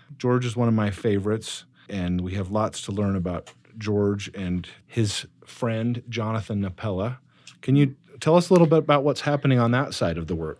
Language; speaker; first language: English; native; English